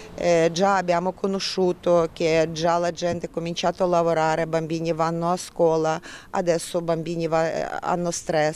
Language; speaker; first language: Italian; non-native, learner; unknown